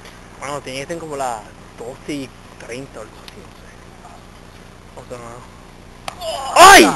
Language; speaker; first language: Spanish; native; Spanish